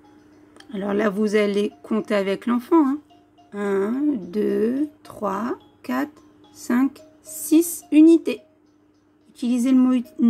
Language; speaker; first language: French; native; French